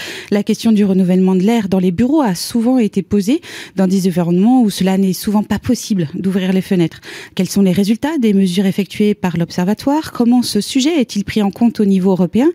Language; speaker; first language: French; native; French